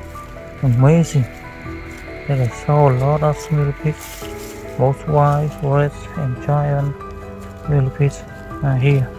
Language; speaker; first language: English; non-native, learner; Khmer